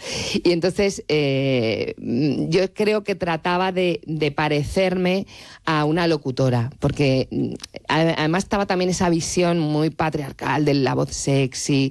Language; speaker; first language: Spanish; native; Spanish